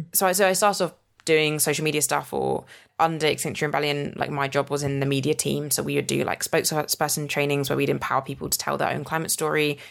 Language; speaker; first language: English; native; English